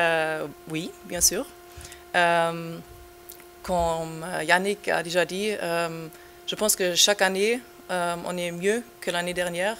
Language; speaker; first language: French; non-native, fluent; German